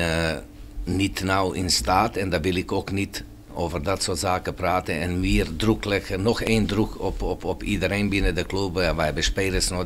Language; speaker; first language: Dutch; non-native, fluent; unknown